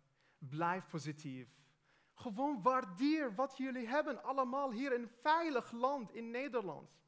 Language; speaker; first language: Dutch; non-native, fluent; Arabic